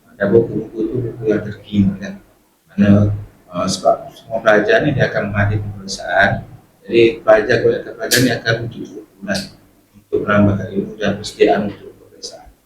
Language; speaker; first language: Malay; native; Malay